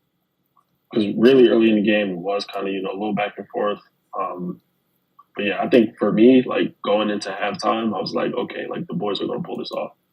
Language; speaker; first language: English; native; English